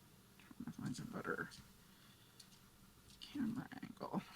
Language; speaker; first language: English; native; English